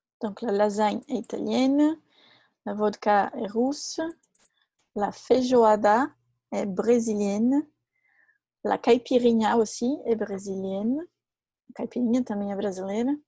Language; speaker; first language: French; non-native, fluent; Portuguese